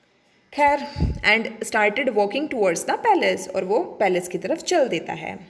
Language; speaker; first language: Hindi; native; Hindi